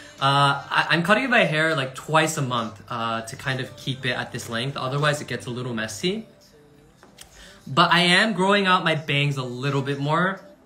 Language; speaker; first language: English; early bilingual, other home language; Korean